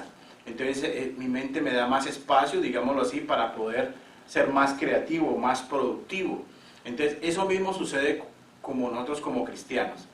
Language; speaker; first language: Spanish; native; Spanish